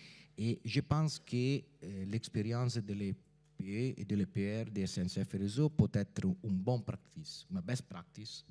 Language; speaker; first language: French; non-native, fluent; Italian